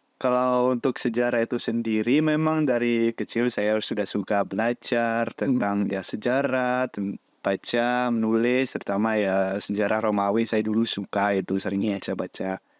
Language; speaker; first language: Indonesian; non-native, fluent; Dutch